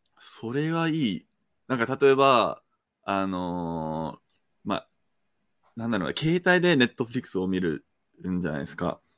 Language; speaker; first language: Japanese; non-native, fluent; English